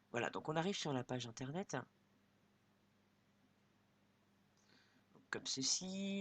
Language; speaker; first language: French; native; French